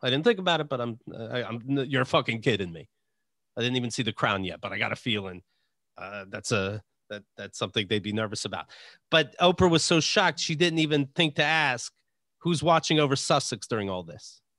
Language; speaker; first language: English; native; English